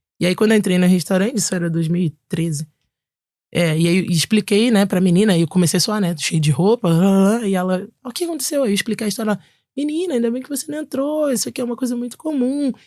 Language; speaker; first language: Portuguese; native; Portuguese